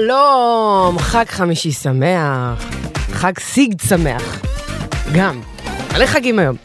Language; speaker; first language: Hebrew; native; Hebrew